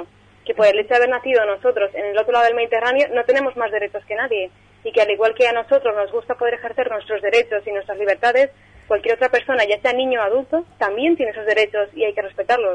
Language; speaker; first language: Spanish; native; Spanish